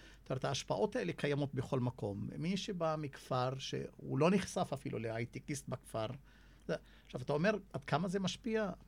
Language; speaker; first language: Hebrew; non-native, local second language; Arabic